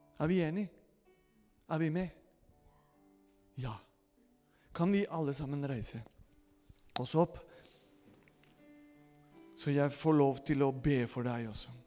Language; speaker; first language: Norwegian; non-native, fluent; Spanish